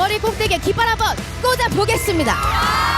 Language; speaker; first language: Korean; native; Korean